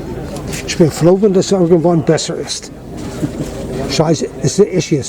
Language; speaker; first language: German; non-native, fluent; English